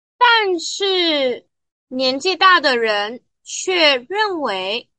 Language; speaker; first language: Chinese; native; Chinese